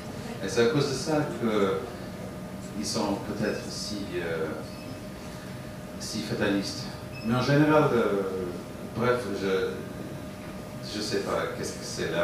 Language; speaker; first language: French; non-native, fluent; English